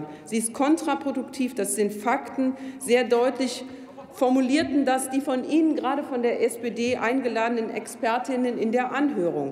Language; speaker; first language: German; native; German